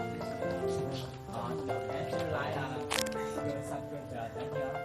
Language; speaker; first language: English; non-native, learner; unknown